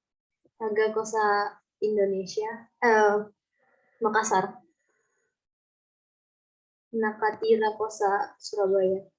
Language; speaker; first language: Filipino; non-native, learner; Indonesian